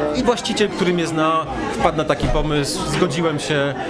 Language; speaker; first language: Polish; early bilingual, heritage; Polish